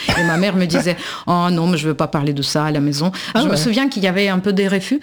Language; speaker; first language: French; non-native, fluent; Russian